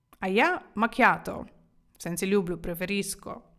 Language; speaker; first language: Italian; non-native, fluent; Ukrainian